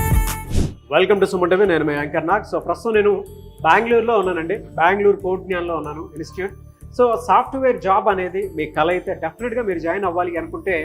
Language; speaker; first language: Telugu; native; Telugu